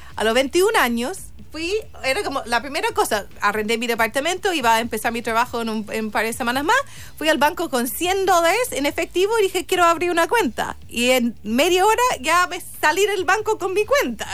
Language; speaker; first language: Spanish; non-native, fluent; English